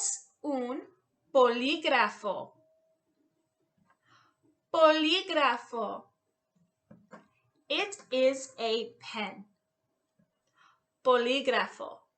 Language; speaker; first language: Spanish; non-native, fluent; English